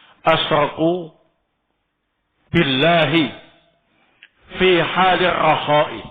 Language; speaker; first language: Arabic; non-native, fluent; Indonesian